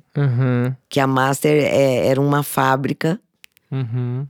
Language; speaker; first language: Portuguese; native; Portuguese